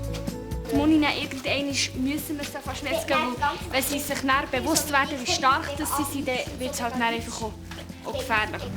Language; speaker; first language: German; native; German